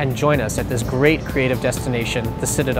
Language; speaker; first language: English; native; English